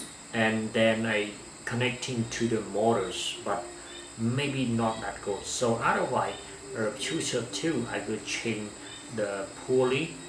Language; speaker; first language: English; non-native, learner; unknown